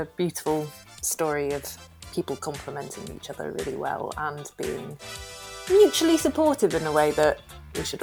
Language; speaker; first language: English; native; English